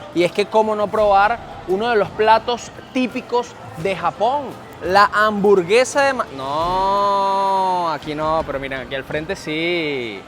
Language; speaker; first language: Spanish; native; Spanish